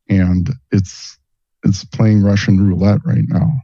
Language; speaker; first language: English; native; English